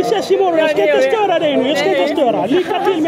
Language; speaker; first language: Swedish; non-native, fluent; Swahili